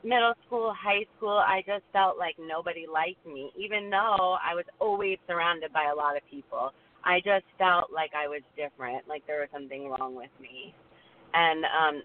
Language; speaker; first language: English; native; English